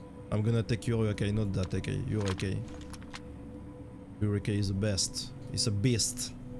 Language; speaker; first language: English; non-native, learner; French